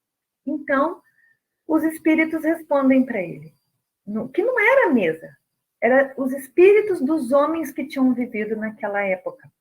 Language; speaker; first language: Portuguese; native; Portuguese